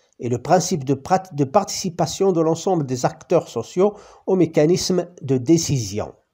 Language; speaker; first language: French; non-native, local second language; Arabic